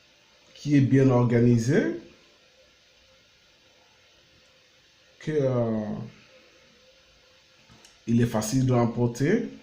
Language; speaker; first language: French; non-native, learner; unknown